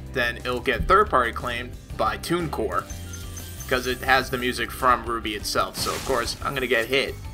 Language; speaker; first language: English; native; English